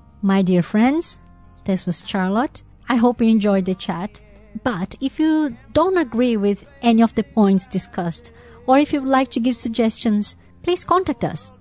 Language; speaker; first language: English; non-native, fluent; Portuguese